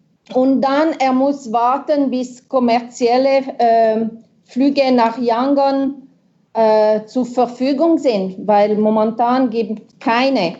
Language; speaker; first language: German; non-native, local second language; French